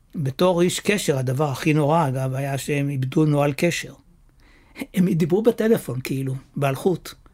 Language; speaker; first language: Hebrew; native; Hebrew